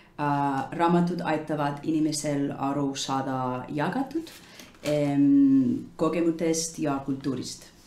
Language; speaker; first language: Estonian; non-native, learner; English